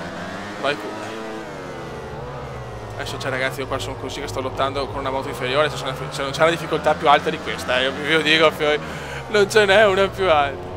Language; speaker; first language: Italian; native; Italian